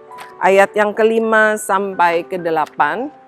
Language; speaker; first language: Indonesian; native; Indonesian